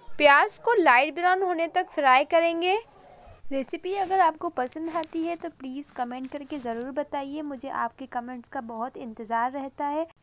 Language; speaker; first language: Hindi; native; Hindi